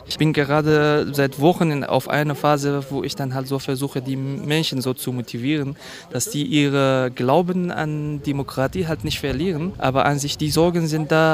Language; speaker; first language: German; non-native, fluent; Kurdish